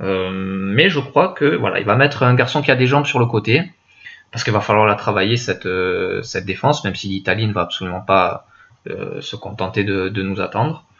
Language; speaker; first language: French; native; French